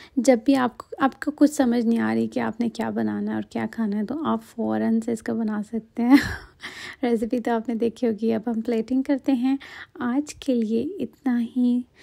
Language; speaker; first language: Urdu; native; Urdu